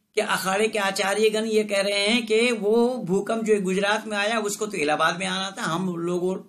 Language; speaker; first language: Hindi; non-native, local second language; Bangla